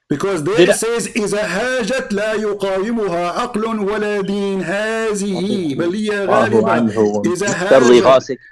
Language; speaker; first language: Arabic; native; Arabic